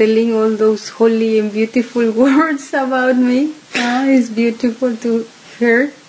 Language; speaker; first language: English; non-native, learner; Slovak